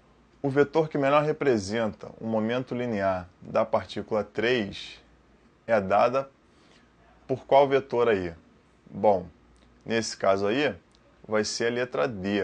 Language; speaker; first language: Portuguese; native; Portuguese